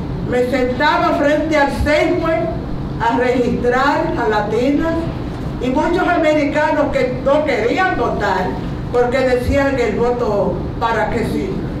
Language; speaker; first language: Spanish; native; Spanish